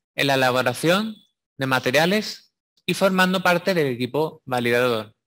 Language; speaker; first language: Spanish; native; Spanish